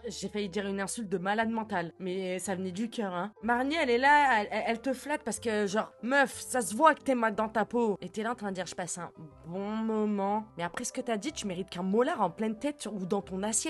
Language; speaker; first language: French; native; French